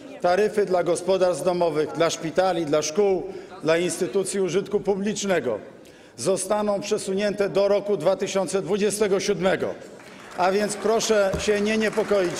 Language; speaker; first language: Polish; native; Polish